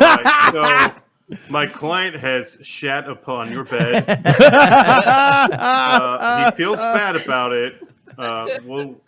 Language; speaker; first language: English; native; English